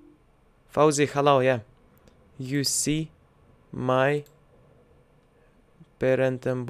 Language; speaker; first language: English; non-native, learner; Russian